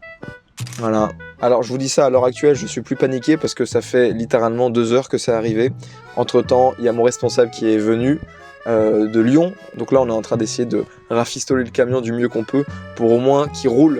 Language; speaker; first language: French; native; French